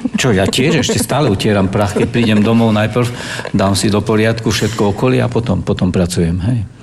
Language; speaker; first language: Slovak; non-native, local second language; German